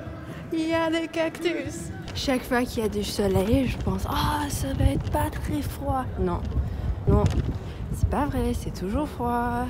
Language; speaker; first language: French; non-native, fluent; English